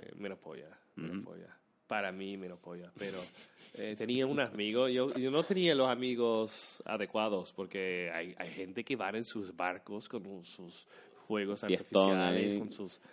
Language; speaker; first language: Spanish; non-native, fluent; English